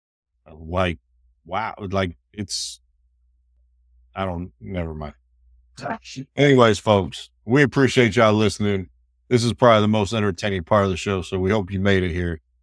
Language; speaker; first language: English; native; English